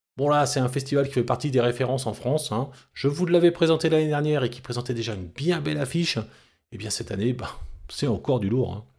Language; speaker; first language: French; native; French